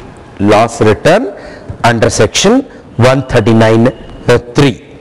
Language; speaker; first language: English; non-native, local second language; Hindi